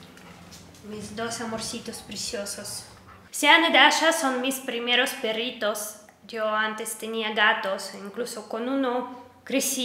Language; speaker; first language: Spanish; non-native, fluent; Russian